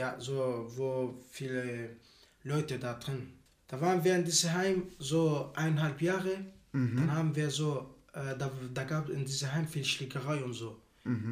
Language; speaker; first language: German; non-native, learner; Arabic